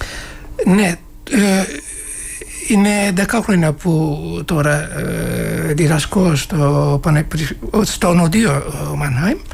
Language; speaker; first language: Greek; non-native, learner; Turkish